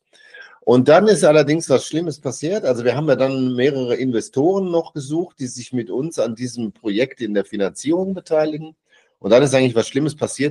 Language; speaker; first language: German; native; German